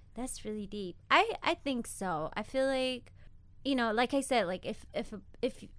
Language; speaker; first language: English; non-native, fluent; Amharic